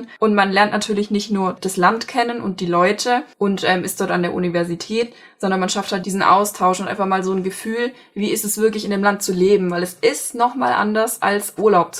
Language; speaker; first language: German; native; German